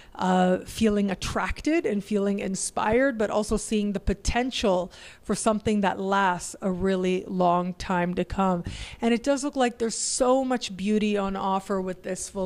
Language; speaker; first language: English; native; English